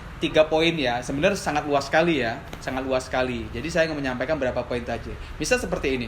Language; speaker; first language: Indonesian; native; Indonesian